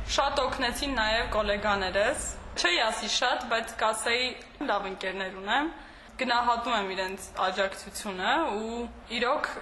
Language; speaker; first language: Armenian; native; Armenian